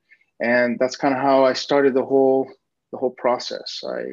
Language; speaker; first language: English; native; English